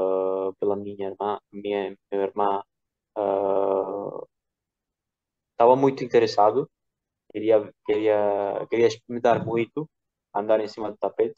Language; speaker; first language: Portuguese; non-native, fluent; Georgian